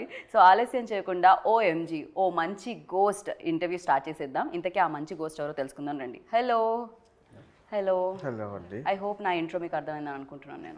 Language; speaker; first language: Telugu; native; Telugu